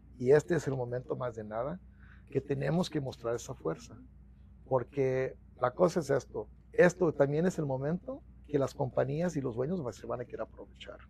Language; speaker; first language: Spanish; early bilingual, heritage; Spanish